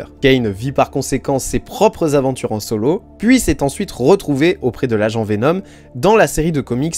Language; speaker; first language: French; native; French